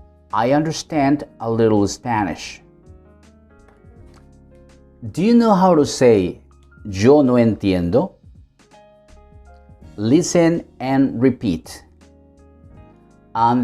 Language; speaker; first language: English; non-native, fluent; Spanish